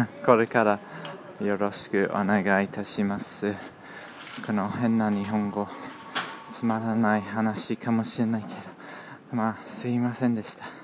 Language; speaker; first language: Japanese; non-native, learner; English